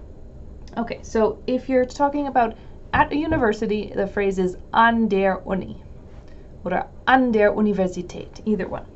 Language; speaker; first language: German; non-native, fluent; English